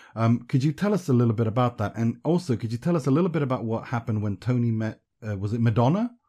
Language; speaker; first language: English; early bilingual, other home language; Persian